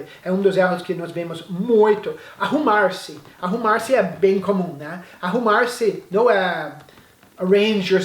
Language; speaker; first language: Portuguese; non-native, fluent; English